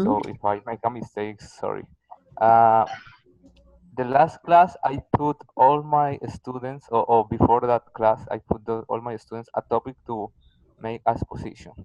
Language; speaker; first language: English; non-native, learner; Spanish